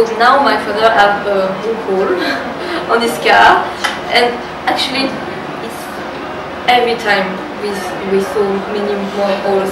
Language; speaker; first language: English; non-native, learner; French